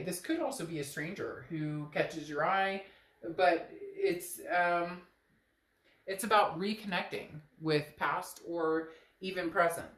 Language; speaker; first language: English; native; English